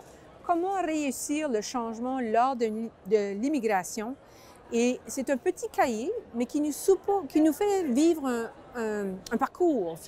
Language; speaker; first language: French; native; French